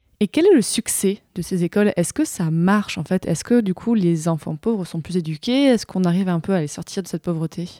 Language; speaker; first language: French; native; French